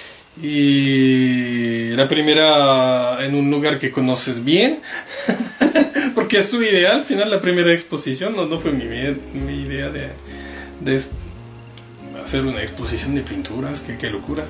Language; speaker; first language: Spanish; non-native, fluent; French